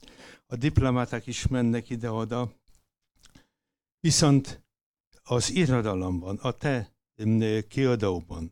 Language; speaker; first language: Hungarian; non-native, fluent; Polish